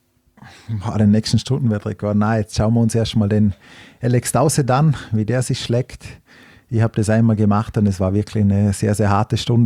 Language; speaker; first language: German; native; German